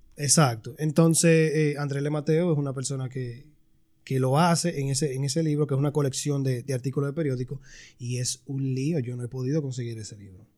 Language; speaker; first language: Spanish; native; Spanish